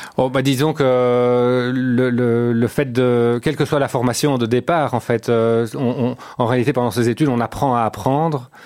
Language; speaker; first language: French; native; French